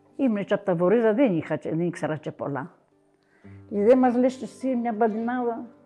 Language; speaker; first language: Greek; native; Greek